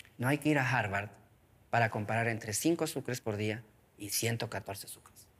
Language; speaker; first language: Spanish; non-native, local second language; Quechua